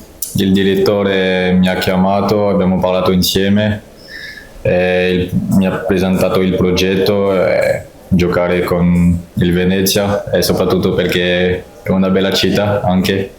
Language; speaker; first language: Italian; non-native, fluent; French